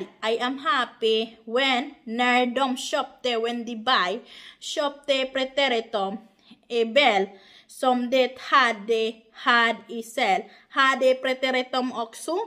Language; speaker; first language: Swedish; non-native, learner; Filipino